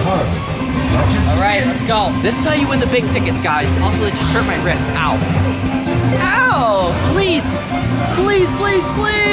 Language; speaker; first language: English; native; English